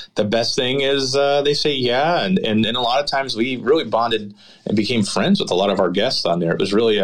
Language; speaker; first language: English; native; English